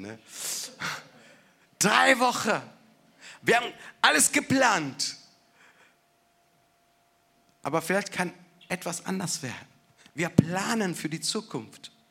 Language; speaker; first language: German; non-native, fluent; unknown